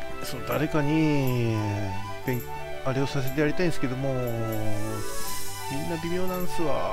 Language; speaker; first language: Japanese; native; Japanese